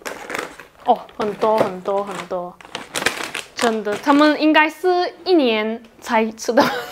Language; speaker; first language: Chinese; non-native, fluent; Turkish